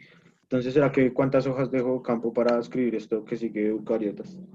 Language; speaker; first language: Spanish; native; Spanish